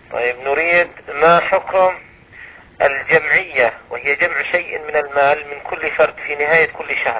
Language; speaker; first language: Arabic; native; Arabic